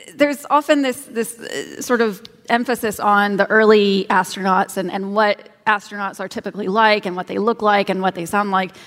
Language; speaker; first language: English; native; English